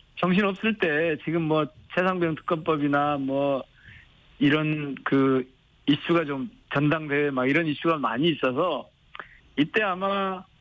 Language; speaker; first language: Korean; native; Korean